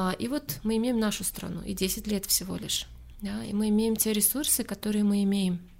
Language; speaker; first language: Russian; non-native, local second language; Tajik